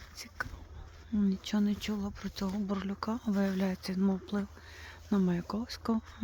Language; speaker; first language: Ukrainian; native; Ukrainian